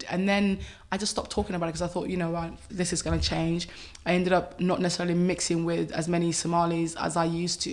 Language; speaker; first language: English; native; English